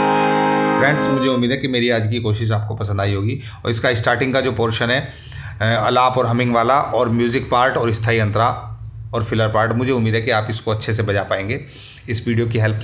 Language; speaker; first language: Hindi; native; Hindi